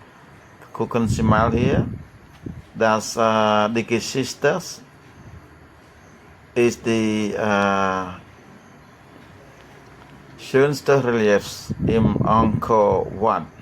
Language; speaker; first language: German; non-native, fluent; Khmer